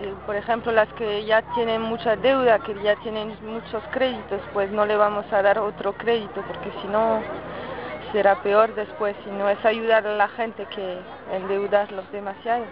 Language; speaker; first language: Spanish; non-native, fluent; French